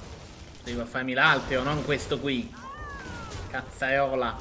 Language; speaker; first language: Italian; native; Italian